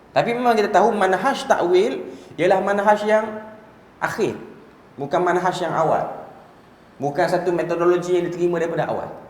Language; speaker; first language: Malay; native; Malay